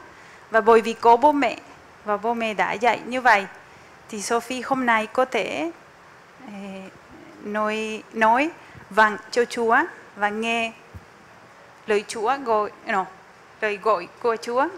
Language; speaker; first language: Vietnamese; non-native, fluent; Spanish